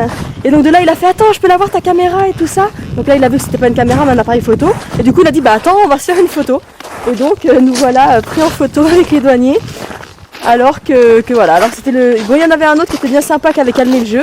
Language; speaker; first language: French; native; French